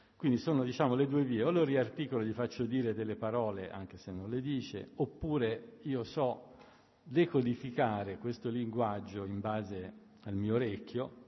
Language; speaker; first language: Italian; native; Italian